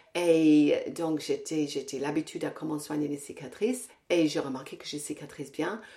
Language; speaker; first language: French; non-native, fluent; English